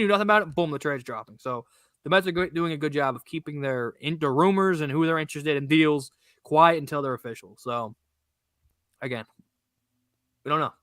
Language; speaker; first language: English; native; English